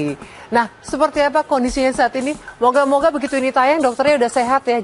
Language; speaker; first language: Indonesian; native; Indonesian